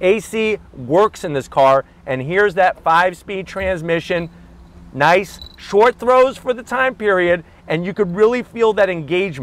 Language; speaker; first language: English; native; English